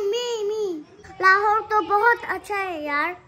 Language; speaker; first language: Hindi; non-native, local second language; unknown